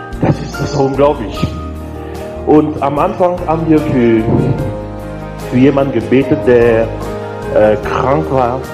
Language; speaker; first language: German; non-native, learner; French